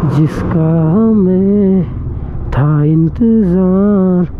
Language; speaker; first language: Hindi; non-native, local second language; Marathi